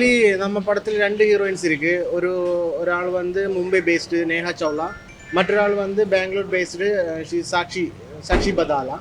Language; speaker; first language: Tamil; non-native, learner; Malayalam